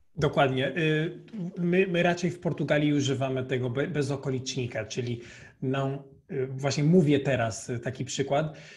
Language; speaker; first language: Polish; non-native, fluent; Portuguese